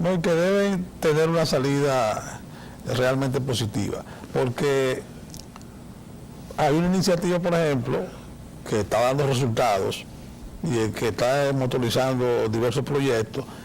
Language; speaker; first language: Spanish; native; Spanish